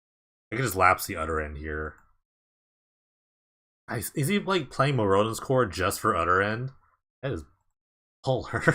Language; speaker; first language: English; native; English